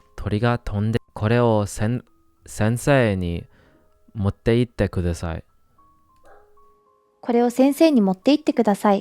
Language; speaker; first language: Japanese; non-native, learner; English